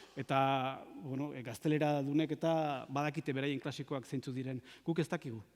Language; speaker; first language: Basque; native; Basque